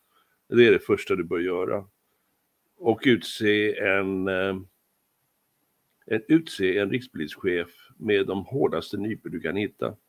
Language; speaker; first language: Swedish; native; Swedish